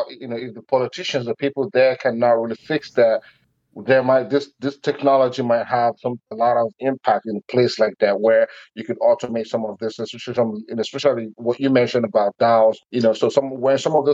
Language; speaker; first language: English; non-native, local second language; Igbo